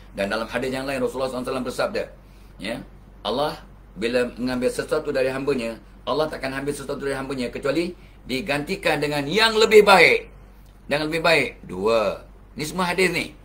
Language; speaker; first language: Malay; native; Malay